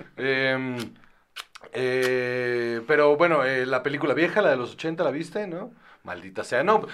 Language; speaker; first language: Spanish; native; Spanish